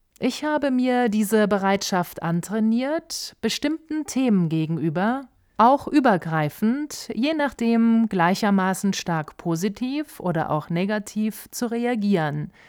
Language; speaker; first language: German; native; German